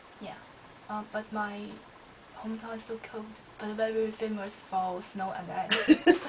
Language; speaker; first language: English; non-native, learner; Chinese